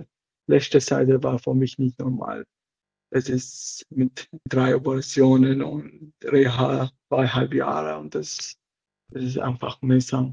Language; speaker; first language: German; non-native, local second language; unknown